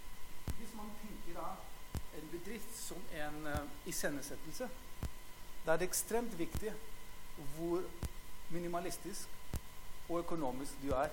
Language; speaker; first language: Norwegian; non-native, fluent; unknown